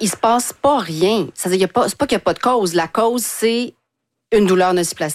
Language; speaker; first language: French; native; French